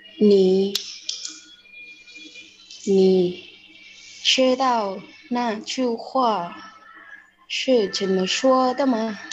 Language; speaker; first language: Chinese; non-native, learner; Indonesian